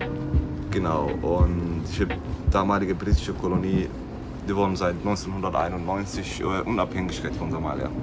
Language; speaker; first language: German; non-native, learner; Somali